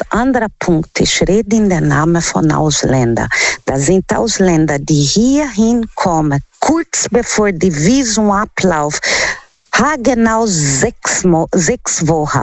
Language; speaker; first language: German; non-native, learner; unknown